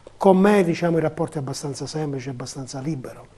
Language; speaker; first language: Italian; native; Italian